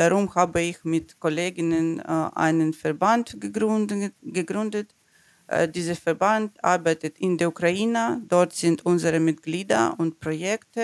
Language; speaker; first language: German; non-native, learner; Ukrainian